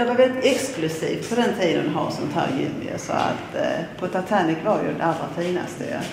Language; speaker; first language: Swedish; native; Swedish